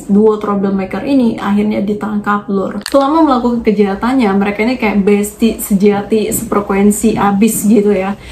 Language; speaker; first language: Indonesian; native; Indonesian